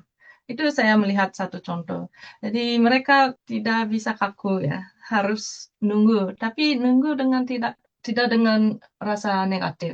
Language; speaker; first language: Indonesian; non-native, fluent; Japanese